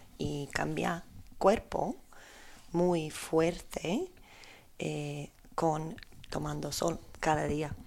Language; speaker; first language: Spanish; non-native, learner; Polish